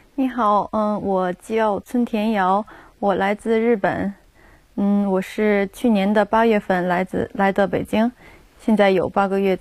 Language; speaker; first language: Chinese; non-native, fluent; Japanese